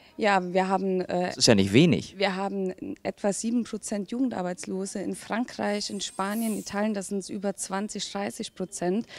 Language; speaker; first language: German; native; German